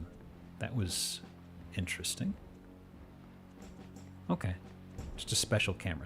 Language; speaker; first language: English; native; English